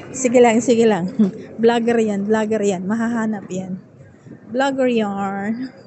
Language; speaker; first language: Filipino; non-native, local second language; Iloko